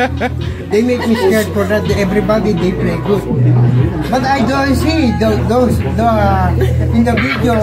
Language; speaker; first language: English; non-native, learner; Filipino